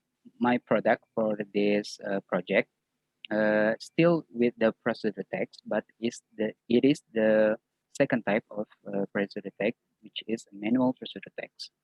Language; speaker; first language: English; non-native, fluent; Indonesian